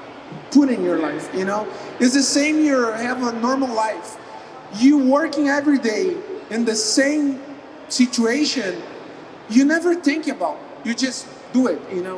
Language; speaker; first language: English; non-native, learner; Portuguese